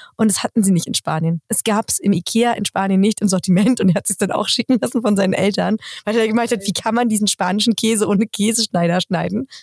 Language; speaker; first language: German; native; German